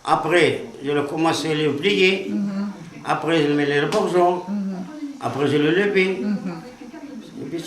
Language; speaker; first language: French; non-native, learner; Arabic